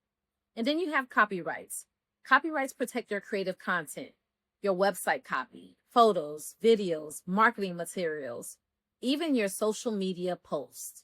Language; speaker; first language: English; native; English